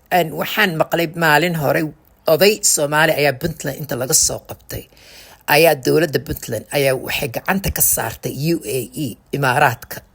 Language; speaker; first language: Somali; early bilingual, heritage; Somali